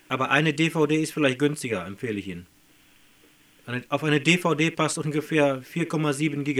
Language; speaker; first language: German; native; German